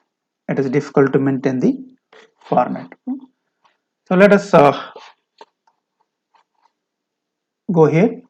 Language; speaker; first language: English; non-native, local second language; Kannada